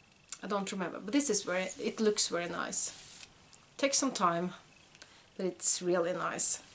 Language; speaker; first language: English; non-native, fluent; Norwegian